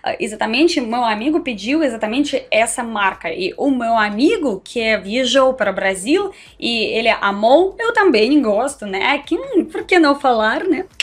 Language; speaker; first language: Portuguese; non-native, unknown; Russian